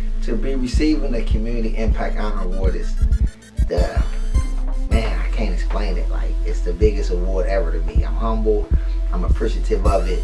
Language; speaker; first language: English; native; English